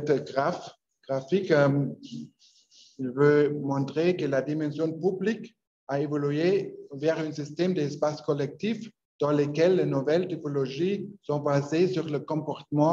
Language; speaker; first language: French; non-native, learner; Spanish